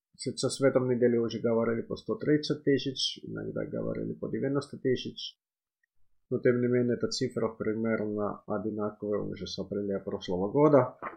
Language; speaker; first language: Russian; non-native, fluent; Finnish